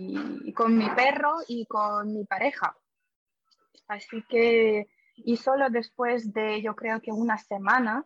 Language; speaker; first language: Spanish; non-native, fluent; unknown